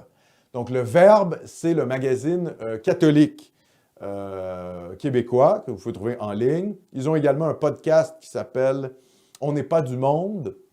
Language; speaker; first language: French; native; French